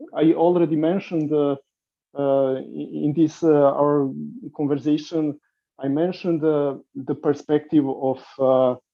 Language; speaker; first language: English; non-native, fluent; Serbian